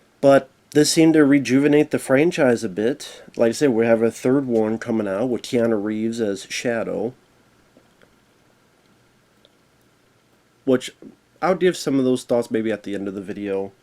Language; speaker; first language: English; native; English